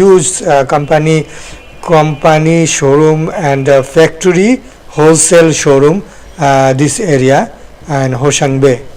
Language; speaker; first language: English; non-native, learner; Bangla